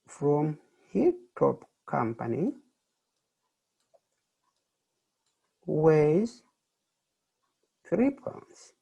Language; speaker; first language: English; non-native, fluent; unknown